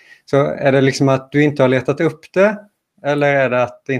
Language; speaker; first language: Swedish; native; Swedish